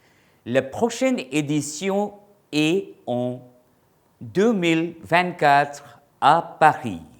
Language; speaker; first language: French; non-native, fluent; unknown